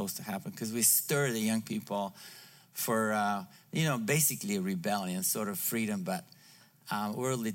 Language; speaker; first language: English; non-native, fluent; Bulgarian